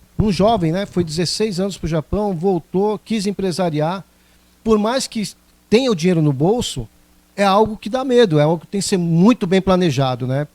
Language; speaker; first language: Portuguese; native; Portuguese